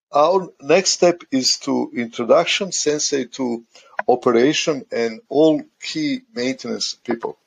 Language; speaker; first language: English; non-native, fluent; Croatian